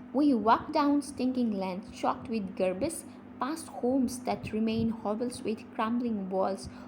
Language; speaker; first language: English; non-native, local second language; Assamese